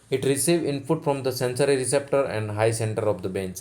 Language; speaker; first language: English; non-native, local second language; Gujarati